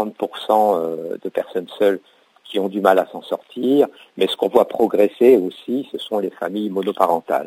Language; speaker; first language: French; native; French